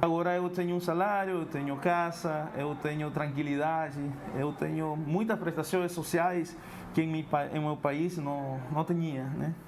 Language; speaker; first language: Portuguese; non-native, fluent; Spanish